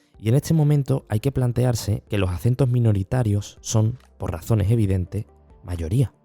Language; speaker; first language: Spanish; native; Spanish